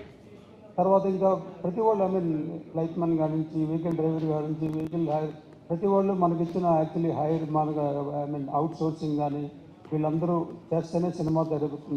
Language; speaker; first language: Telugu; native; Telugu